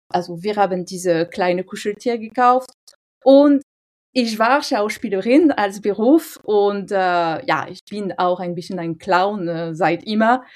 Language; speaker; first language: German; non-native, fluent; French